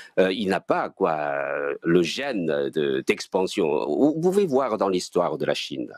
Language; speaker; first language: French; non-native, fluent; Chinese